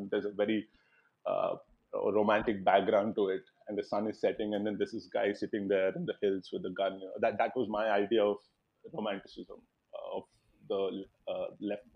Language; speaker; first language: English; non-native, local second language; Telugu